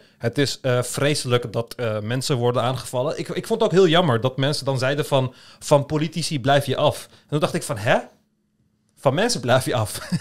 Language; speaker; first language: Dutch; early bilingual, other home language; Turkish